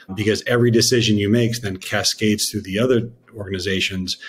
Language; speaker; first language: English; native; English